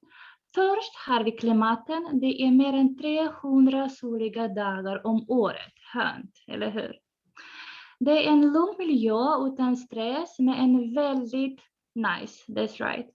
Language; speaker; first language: Swedish; non-native, fluent; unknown